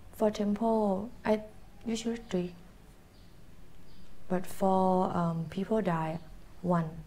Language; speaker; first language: English; non-native, learner; Thai